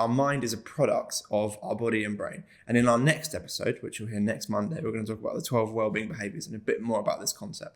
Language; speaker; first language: English; native; English